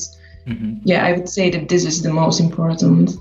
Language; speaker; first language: English; non-native, fluent; Slovak